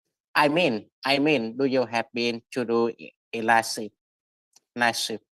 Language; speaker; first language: English; non-native, learner; Vietnamese